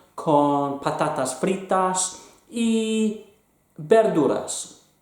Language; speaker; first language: Spanish; non-native, fluent; English